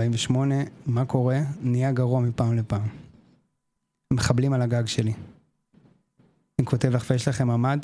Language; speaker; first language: Hebrew; native; Hebrew